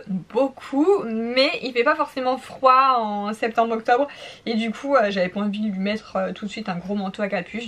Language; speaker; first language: French; native; French